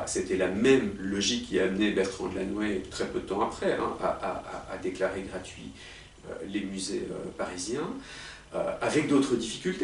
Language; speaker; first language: French; native; French